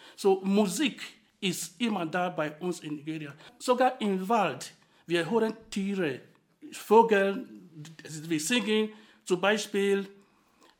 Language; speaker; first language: German; non-native, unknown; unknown